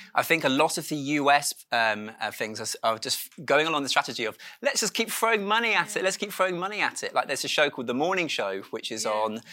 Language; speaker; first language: English; native; English